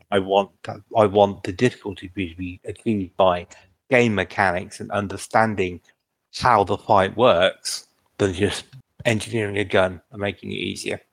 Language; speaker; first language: English; native; English